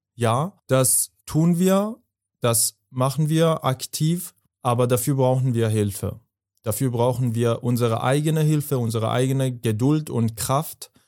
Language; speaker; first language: German; non-native, fluent; Persian